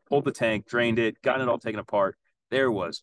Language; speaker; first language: English; native; English